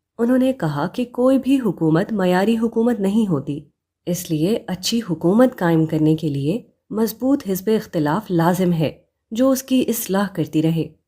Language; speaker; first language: Urdu; native; Urdu